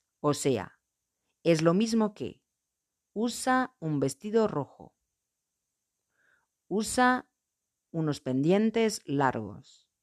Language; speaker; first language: Spanish; non-native, fluent; Portuguese